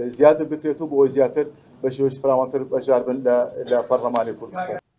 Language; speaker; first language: Central Kurdish; non-native, local second language; Azerbaijani